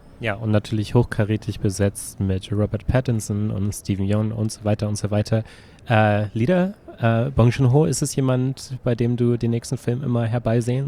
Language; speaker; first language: German; native; German